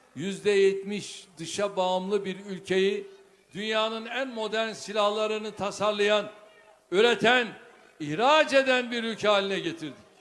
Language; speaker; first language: Turkish; native; Turkish